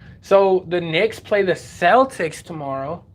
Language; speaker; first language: English; native; English